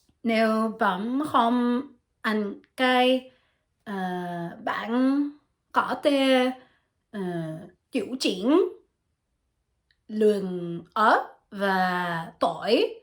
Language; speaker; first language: Vietnamese; non-native, learner; French